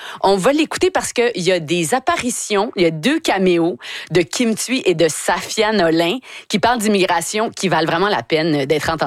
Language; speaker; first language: French; native; French